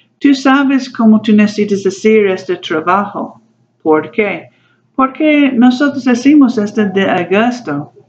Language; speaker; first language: Spanish; non-native, learner; English